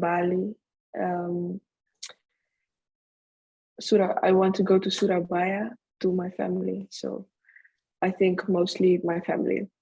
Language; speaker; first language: English; non-native, fluent; Dutch